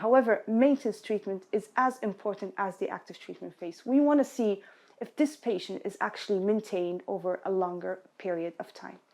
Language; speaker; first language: English; non-native, fluent; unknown